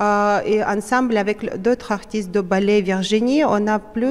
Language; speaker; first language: French; non-native, fluent; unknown